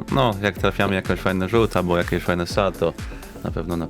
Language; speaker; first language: Polish; early bilingual, heritage; English